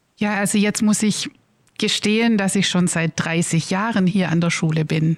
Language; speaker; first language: German; native; German